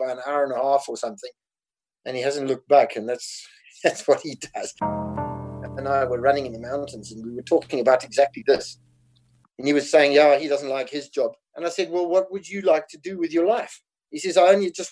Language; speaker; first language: English; native; English